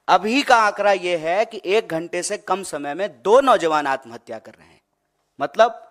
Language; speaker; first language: Hindi; native; Hindi